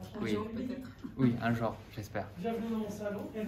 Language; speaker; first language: French; non-native, fluent; English